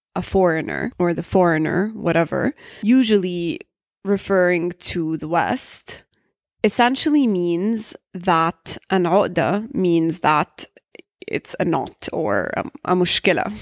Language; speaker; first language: English; early bilingual, other home language; Arabic